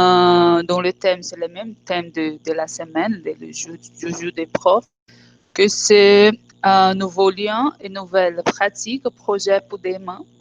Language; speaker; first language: French; non-native, fluent; Portuguese